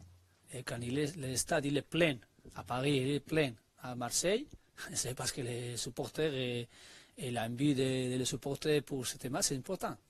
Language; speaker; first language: French; non-native, learner; Spanish